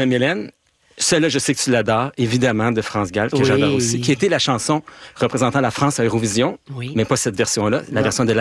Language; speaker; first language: French; native; French